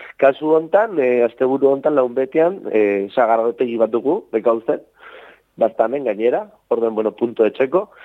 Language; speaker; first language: Basque; native; Basque